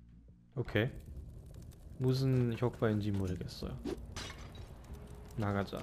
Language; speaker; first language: Korean; non-native, fluent; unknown